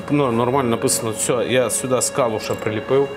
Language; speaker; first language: Ukrainian; native; Ukrainian